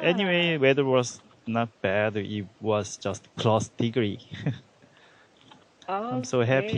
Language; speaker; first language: English; non-native, learner; Korean